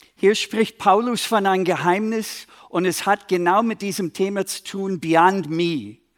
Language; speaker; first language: German; non-native, fluent; English